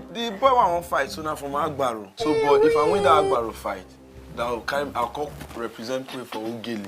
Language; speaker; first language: Nigerian Pidgin; native; Nigerian Pidgin